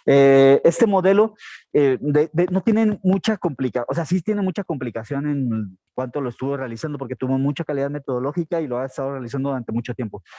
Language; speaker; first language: Spanish; native; Spanish